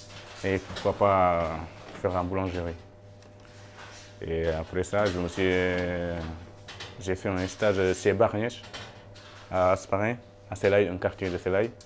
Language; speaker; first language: French; non-native, local second language; Wolof